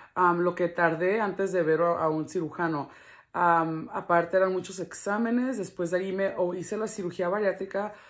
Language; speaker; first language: Spanish; early bilingual, heritage; Spanish